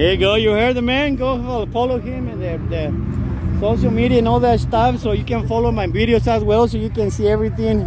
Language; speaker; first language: English; non-native, fluent; Spanish